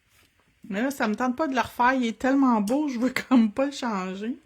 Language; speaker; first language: French; native; French